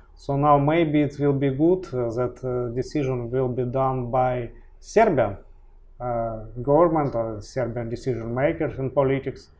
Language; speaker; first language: English; non-native, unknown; Russian